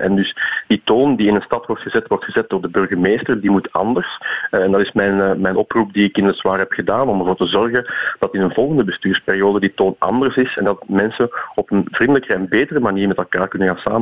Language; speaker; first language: Dutch; native; Dutch